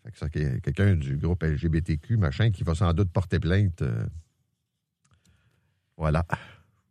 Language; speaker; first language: French; native; French